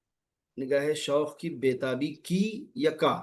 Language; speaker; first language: Hindi; native; Hindi